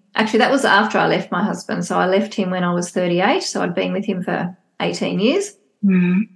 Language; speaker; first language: English; native; English